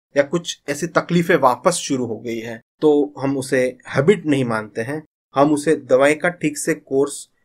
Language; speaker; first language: Hindi; non-native, local second language; Gujarati